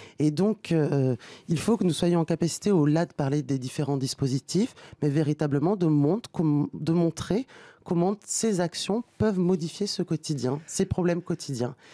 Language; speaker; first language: French; native; French